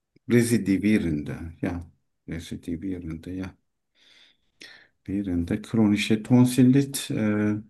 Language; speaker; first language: German; non-native, learner; Turkish